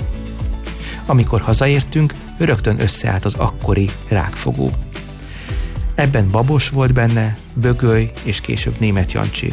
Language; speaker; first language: Hungarian; native; Hungarian